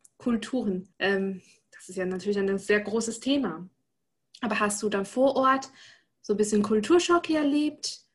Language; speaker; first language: German; non-native, fluent; Chinese